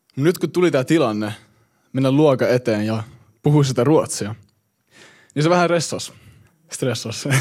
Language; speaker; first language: Finnish; early bilingual, heritage; Finnish